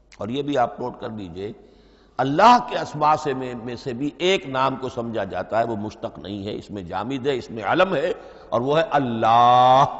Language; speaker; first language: Urdu; native; Urdu